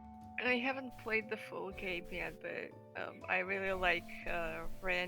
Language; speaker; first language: English; native; English